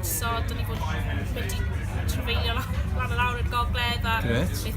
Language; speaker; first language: Welsh; non-native, local second language; English